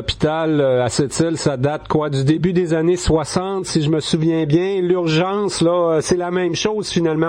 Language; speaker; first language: French; native; French